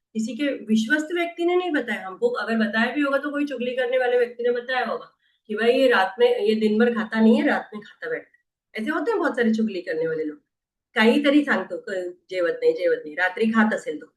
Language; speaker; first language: Hindi; non-native, local second language; Marathi